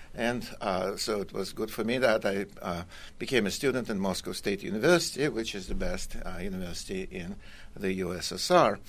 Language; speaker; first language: English; non-native, fluent; Russian